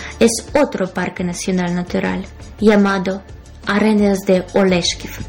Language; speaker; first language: Spanish; non-native, fluent; Ukrainian